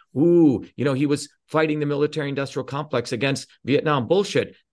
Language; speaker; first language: English; early bilingual, other home language; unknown